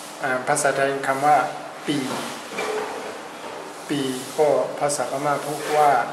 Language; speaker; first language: Thai; non-native, fluent; Burmese